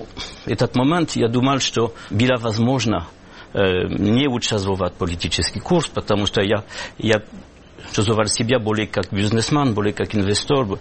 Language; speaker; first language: Russian; non-native, fluent; French